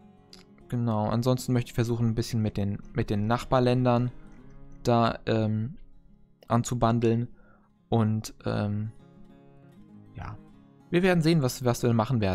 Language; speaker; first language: German; native; German